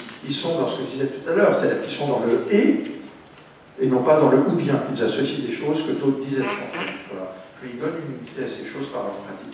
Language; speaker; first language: French; native; French